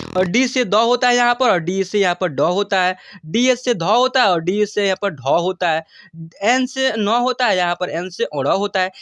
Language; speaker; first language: Hindi; native; Hindi